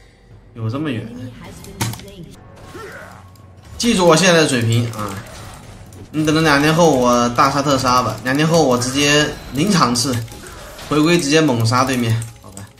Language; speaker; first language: Chinese; native; Chinese